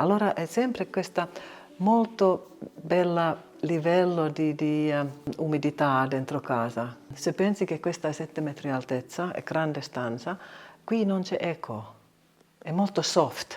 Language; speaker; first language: Italian; non-native, learner; Finnish